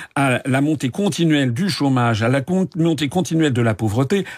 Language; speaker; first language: French; native; French